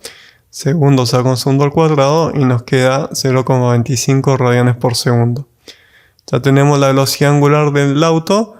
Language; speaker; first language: Spanish; native; Spanish